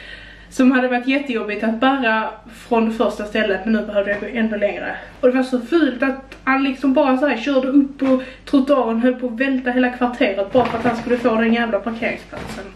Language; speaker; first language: Swedish; native; Swedish